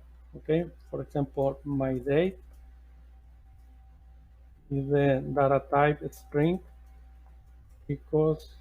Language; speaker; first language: English; non-native, learner; Spanish